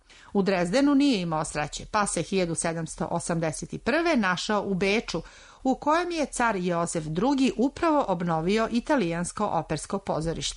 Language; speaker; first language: Serbian; native; Serbian